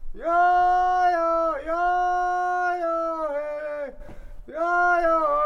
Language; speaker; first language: English; native; English